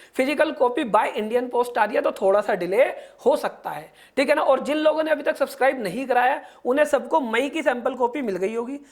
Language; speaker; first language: Hindi; native; Hindi